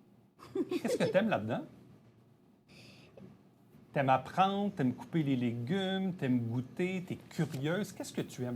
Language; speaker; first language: French; native; French